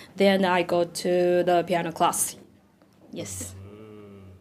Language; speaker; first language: English; non-native, learner; Chinese